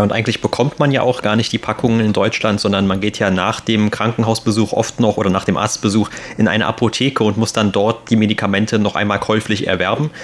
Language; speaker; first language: German; native; German